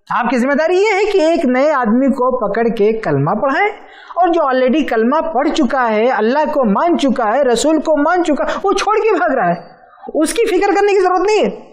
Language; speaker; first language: Urdu; native; Urdu